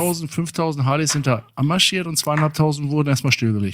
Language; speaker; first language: German; native; German